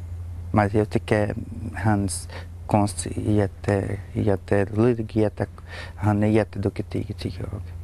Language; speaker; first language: Swedish; non-native, learner; Portuguese